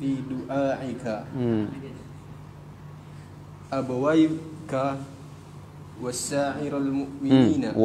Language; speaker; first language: Arabic; non-native, learner; Indonesian